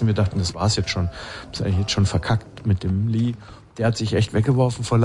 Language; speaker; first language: German; native; German